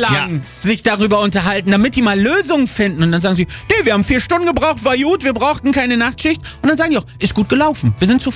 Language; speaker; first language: German; native; German